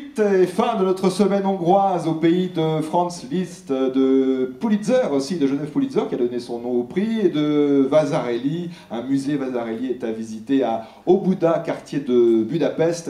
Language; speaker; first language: French; native; French